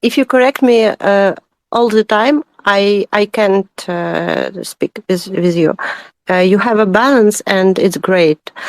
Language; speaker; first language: English; non-native, learner; Ukrainian